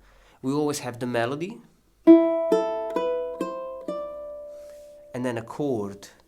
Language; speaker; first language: English; non-native, fluent; Italian